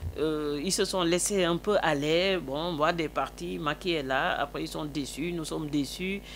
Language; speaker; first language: French; non-native, local second language; Wolof